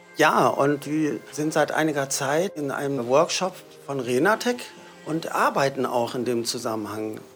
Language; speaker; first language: German; native; German